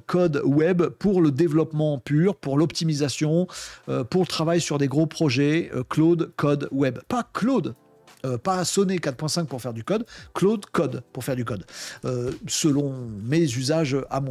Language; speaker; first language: French; native; French